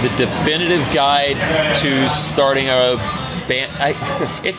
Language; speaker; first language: English; native; English